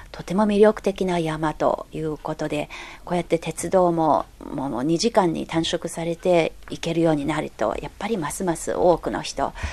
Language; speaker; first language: Japanese; non-native, fluent; Chinese